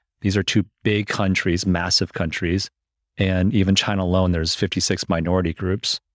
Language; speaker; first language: English; early bilingual, other home language; Chinese